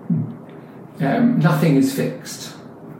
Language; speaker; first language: English; native; English